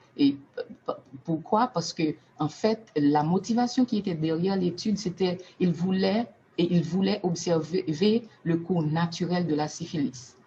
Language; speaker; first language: French; non-native, local second language; Haitian Creole